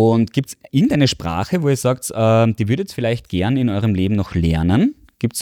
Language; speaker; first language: German; native; German